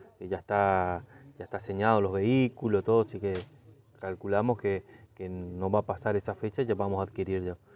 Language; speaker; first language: Spanish; native; Spanish